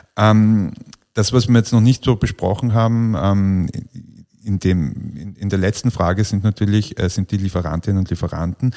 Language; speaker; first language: German; native; German